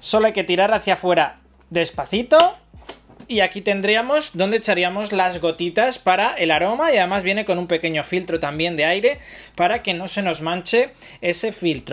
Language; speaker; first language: Spanish; native; Spanish